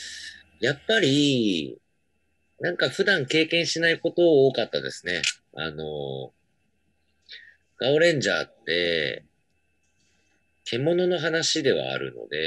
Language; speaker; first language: Japanese; native; Japanese